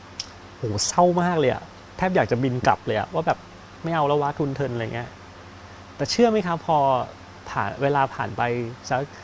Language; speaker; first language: Thai; native; Thai